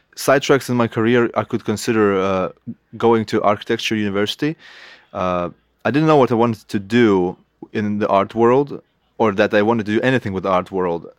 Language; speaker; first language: English; non-native, fluent; Lithuanian